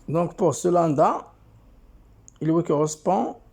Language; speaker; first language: French; non-native, local second language; Arabic